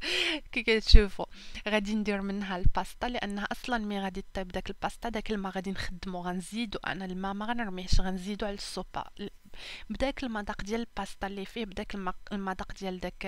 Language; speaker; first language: Arabic; native; Arabic